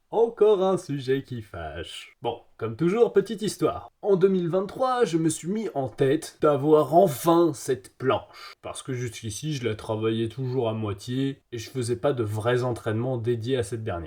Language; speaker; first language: French; native; French